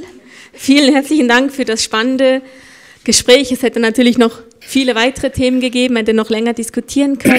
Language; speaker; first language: German; native; German